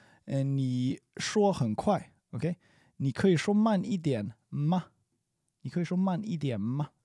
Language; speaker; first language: Chinese; non-native, learner; English